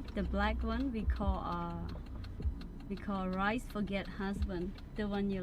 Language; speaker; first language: English; non-native, learner; Thai